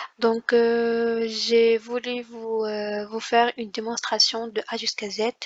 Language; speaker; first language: French; non-native, local second language; Arabic